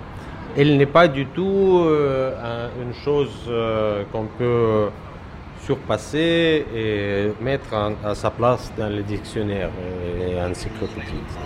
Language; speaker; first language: French; non-native, fluent; Russian